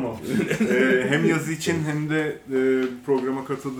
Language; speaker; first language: Turkish; native; Turkish